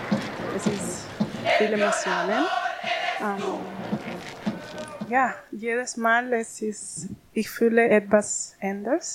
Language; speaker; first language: German; non-native, learner; Spanish